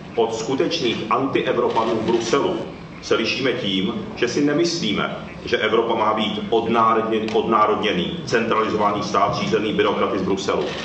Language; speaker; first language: Czech; early bilingual, other home language; Japanese